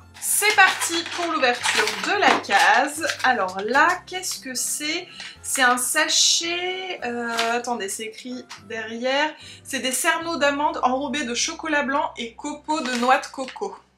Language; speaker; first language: French; native; French